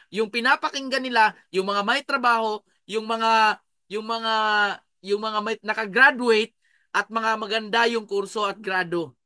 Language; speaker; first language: Filipino; non-native, local second language; Cebuano